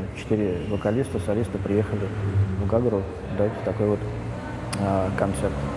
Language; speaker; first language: Russian; native; Russian